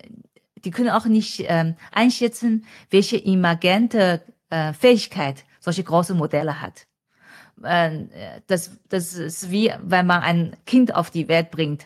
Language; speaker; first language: German; non-native, fluent; Chinese